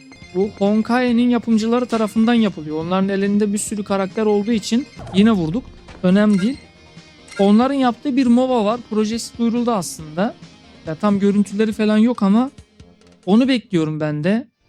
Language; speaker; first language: Turkish; native; Turkish